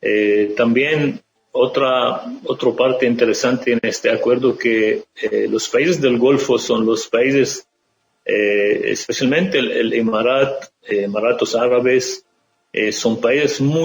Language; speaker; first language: Spanish; non-native, fluent; Arabic